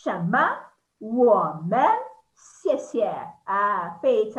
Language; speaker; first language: Chinese; non-native, fluent; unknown